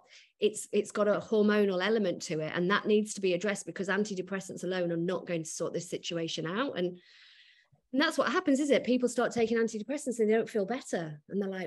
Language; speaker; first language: English; native; English